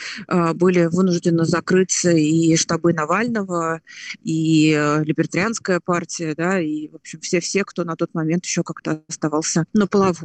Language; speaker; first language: Russian; native; Russian